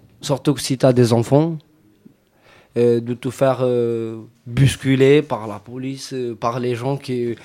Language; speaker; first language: French; non-native, fluent; Romany